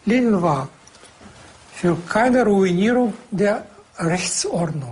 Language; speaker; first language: German; non-native, fluent; Russian